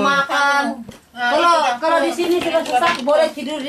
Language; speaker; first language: Indonesian; non-native, local second language; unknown